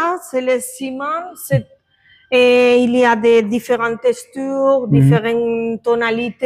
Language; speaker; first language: French; non-native, learner; Spanish